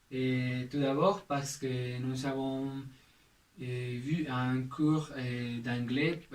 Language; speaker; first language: French; non-native, learner; Spanish